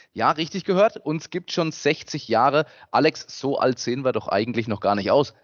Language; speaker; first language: German; native; German